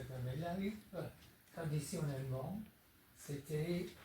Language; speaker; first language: French; non-native, fluent; English